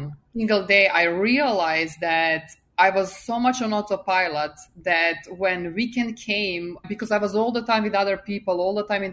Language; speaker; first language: English; non-native, fluent; Serbian